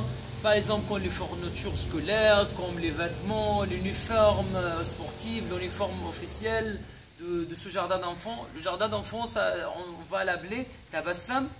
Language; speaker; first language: French; non-native, fluent; Arabic